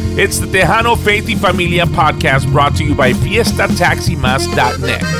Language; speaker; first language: English; early bilingual, other home language; Spanish